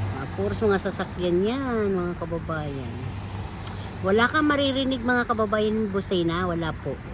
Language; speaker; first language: Filipino; native; Filipino